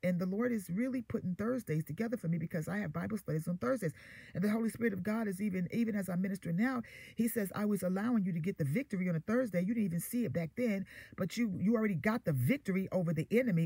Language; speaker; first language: English; native; English